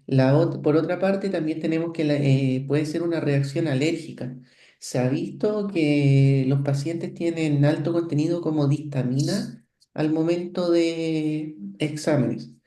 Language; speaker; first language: Spanish; native; Spanish